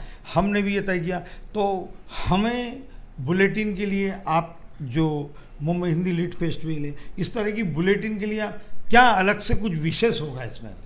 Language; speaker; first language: Hindi; native; Hindi